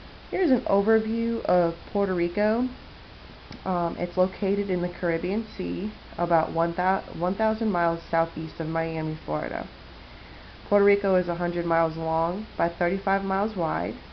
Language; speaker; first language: English; native; English